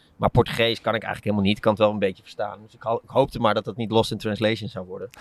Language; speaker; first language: Dutch; native; Dutch